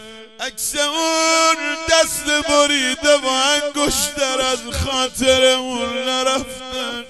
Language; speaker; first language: Persian; non-native, local second language; Azerbaijani